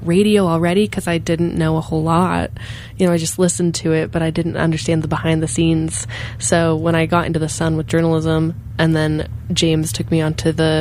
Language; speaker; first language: English; native; English